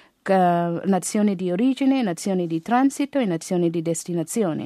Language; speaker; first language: Italian; non-native, fluent; Garo